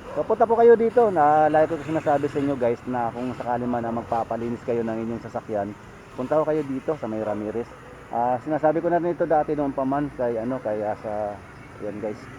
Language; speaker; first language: Filipino; native; Filipino